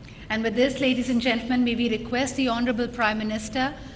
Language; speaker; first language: English; non-native, local second language; Urdu